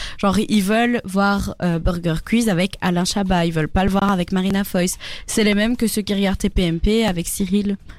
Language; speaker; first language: French; native; French